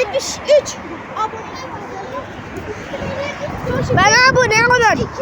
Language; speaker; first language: Turkish; early bilingual, heritage; Turkish